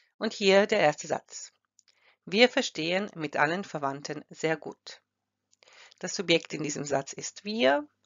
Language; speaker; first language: German; non-native, fluent; Croatian